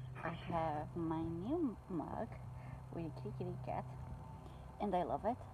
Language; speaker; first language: English; non-native, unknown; Romanian